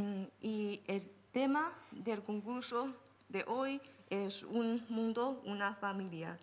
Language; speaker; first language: Spanish; non-native, fluent; Chinese